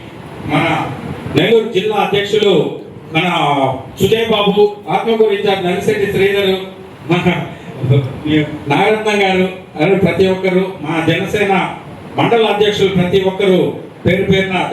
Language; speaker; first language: Telugu; native; Telugu